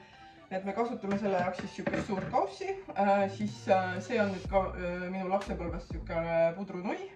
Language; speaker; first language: Estonian; native; Estonian